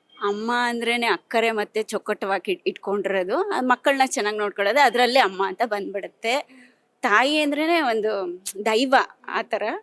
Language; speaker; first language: Kannada; native; Kannada